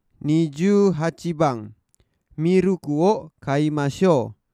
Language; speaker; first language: Japanese; non-native, fluent; Indonesian